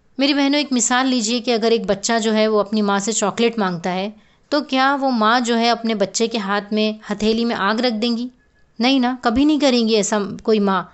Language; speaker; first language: Urdu; native; Urdu